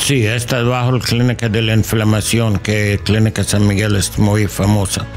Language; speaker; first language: Spanish; non-native, learner; English